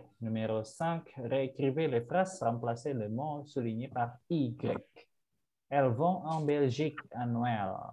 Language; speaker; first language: French; non-native, fluent; Indonesian